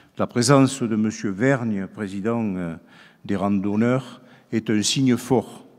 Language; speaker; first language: French; native; French